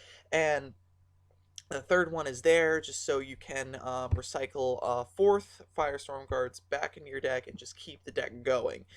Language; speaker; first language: English; native; English